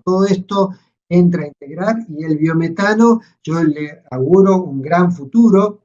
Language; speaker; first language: Spanish; native; Spanish